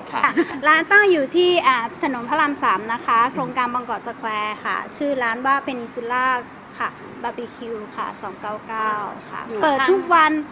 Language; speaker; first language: Thai; native; Thai